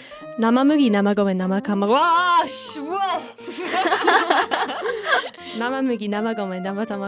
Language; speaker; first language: Japanese; non-native, fluent; English